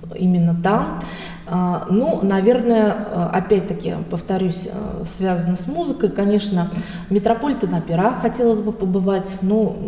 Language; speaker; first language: Russian; native; Russian